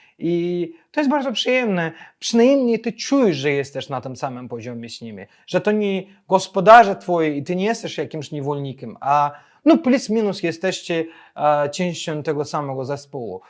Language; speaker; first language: Polish; non-native, fluent; Azerbaijani